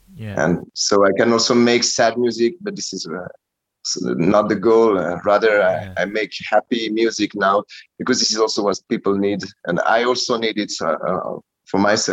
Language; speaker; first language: English; non-native, learner; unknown